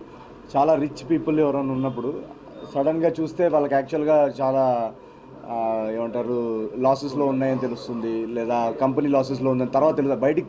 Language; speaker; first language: Telugu; native; Telugu